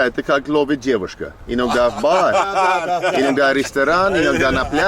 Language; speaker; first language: Russian; non-native, learner; English